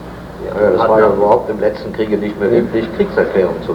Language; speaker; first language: German; native; German